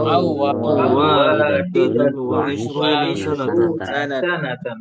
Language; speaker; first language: Arabic; non-native, learner; Indonesian